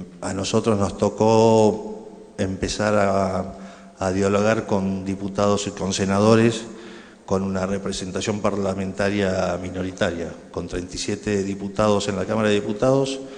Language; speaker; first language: Spanish; native; Spanish